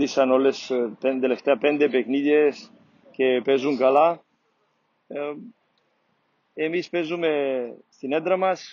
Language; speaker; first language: Greek; non-native, fluent; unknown